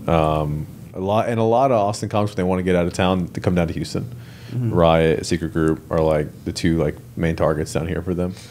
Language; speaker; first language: English; native; English